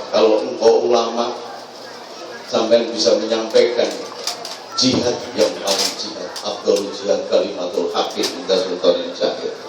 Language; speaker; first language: Indonesian; non-native, local second language; Javanese